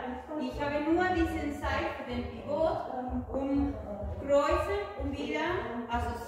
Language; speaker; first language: German; non-native, fluent; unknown